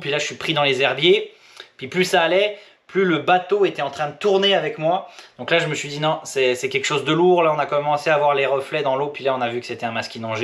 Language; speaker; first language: French; native; French